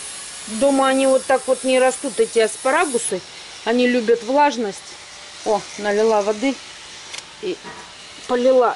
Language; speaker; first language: Russian; native; Russian